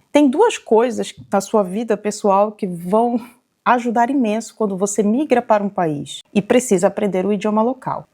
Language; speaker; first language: Portuguese; native; Portuguese